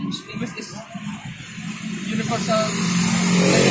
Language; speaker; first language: English; non-native, learner; Indonesian